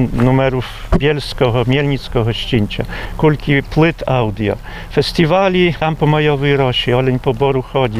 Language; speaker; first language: Polish; non-native, local second language; Belarusian